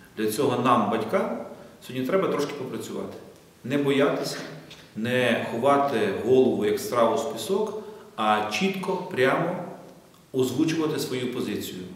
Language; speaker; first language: Ukrainian; native; Ukrainian